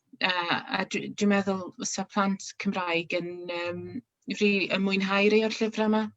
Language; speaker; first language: Welsh; non-native, local second language; English